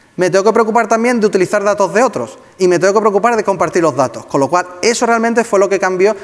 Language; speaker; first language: Spanish; native; Spanish